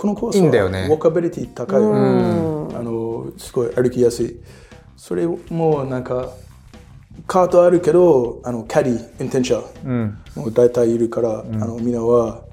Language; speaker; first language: Japanese; non-native, learner; English